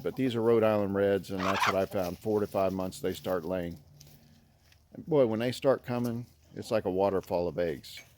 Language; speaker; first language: English; native; English